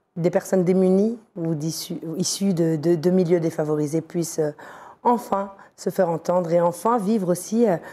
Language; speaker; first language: French; native; French